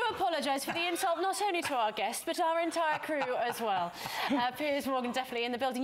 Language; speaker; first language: English; native; English